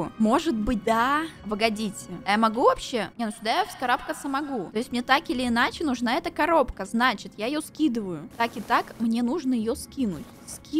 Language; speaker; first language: Russian; native; Russian